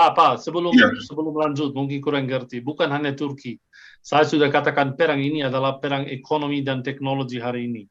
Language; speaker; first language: Indonesian; non-native, fluent; Arabic